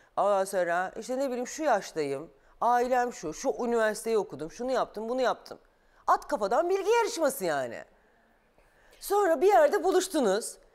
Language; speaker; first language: Turkish; native; Turkish